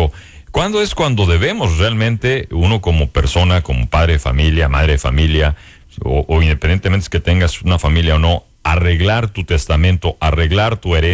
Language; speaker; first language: Spanish; native; Spanish